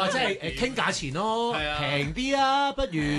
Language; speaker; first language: Cantonese; native; Cantonese